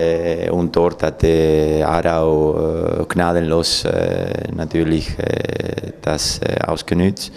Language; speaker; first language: German; non-native, fluent; Spanish